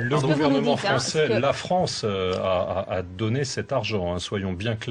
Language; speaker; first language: French; native; French